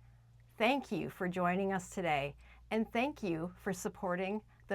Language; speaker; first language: English; native; English